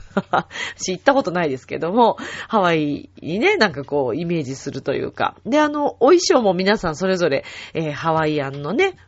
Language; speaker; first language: Japanese; native; Japanese